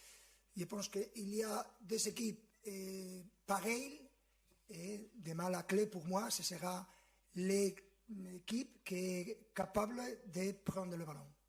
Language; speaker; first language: French; non-native, fluent; Spanish